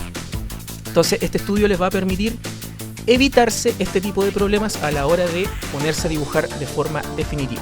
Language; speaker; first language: Spanish; native; Spanish